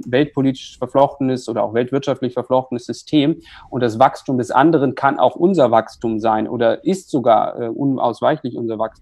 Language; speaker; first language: German; native; German